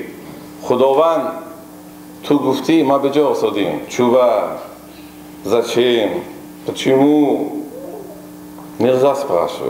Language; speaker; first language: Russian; non-native, local second language; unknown